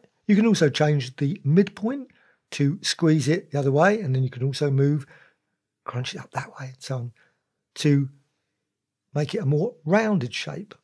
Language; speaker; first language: English; native; English